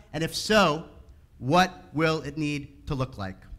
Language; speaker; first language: English; native; English